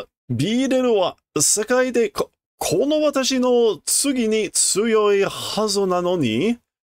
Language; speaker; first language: Japanese; non-native, learner; English